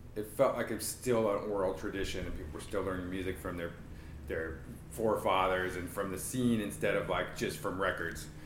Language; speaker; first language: English; native; English